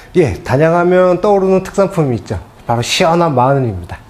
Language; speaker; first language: Korean; native; Korean